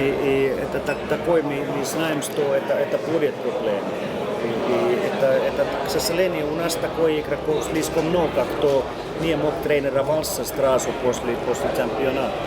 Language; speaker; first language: Russian; non-native, learner; Finnish